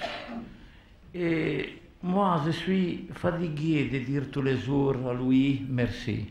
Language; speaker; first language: French; non-native, learner; Italian